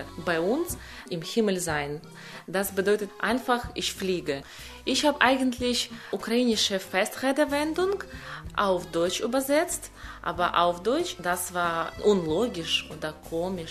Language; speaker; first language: German; non-native, learner; Ukrainian